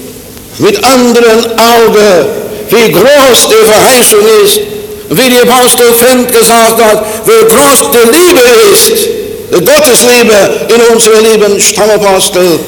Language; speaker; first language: German; non-native, fluent; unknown